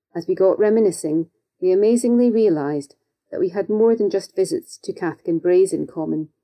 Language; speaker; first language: English; native; English